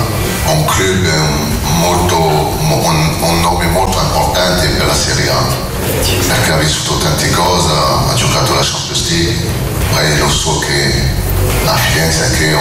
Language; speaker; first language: Italian; non-native, learner; French